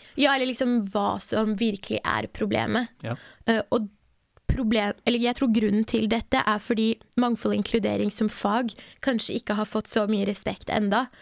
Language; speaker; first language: Norwegian; early bilingual, other home language; Persian